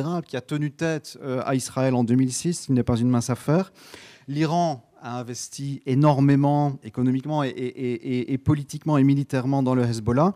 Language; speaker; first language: French; native; French